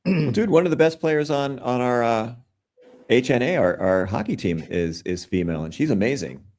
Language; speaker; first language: English; native; English